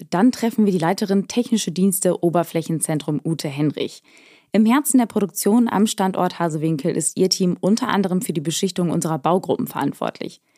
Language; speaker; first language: German; native; German